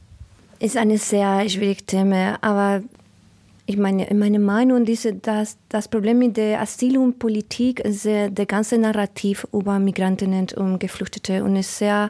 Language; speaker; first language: German; non-native, learner; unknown